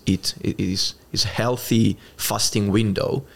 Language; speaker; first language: English; non-native, fluent; Italian